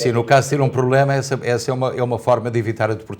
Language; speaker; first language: Portuguese; native; Portuguese